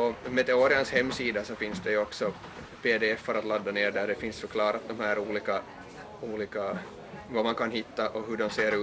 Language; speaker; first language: Swedish; native; Swedish